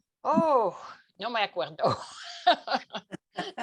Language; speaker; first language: Spanish; non-native, learner; French